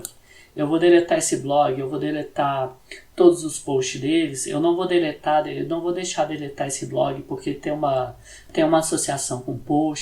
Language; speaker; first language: Portuguese; native; Portuguese